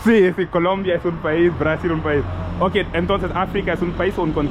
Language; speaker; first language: Spanish; non-native, local second language; French